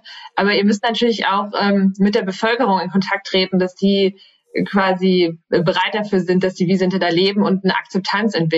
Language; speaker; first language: German; native; German